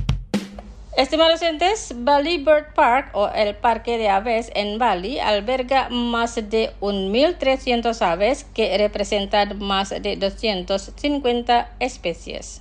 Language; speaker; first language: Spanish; non-native, fluent; Indonesian